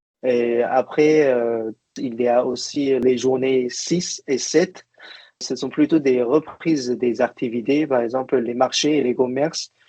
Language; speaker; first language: French; non-native, fluent; Chinese